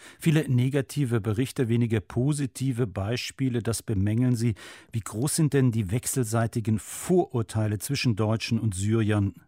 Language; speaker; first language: German; native; German